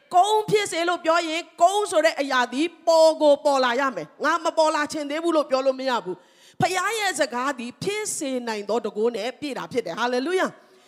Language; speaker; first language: Burmese; non-native, local second language; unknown